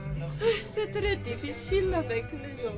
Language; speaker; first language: French; non-native, local second language; Malagasy